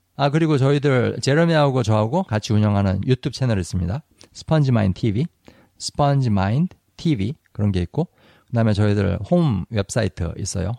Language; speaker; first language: Korean; native; Korean